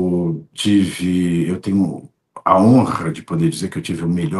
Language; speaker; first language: Portuguese; native; Portuguese